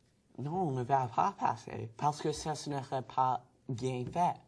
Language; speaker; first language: French; non-native, learner; English